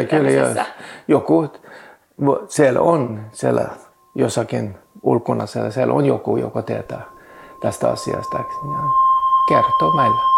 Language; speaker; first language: Finnish; non-native, fluent; Norwegian